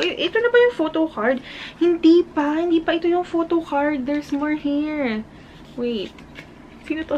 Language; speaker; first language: English; non-native, local second language; Filipino